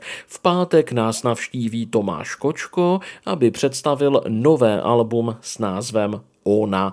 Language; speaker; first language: Czech; native; Czech